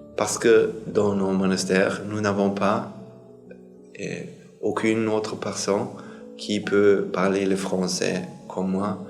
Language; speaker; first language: French; non-native, learner; German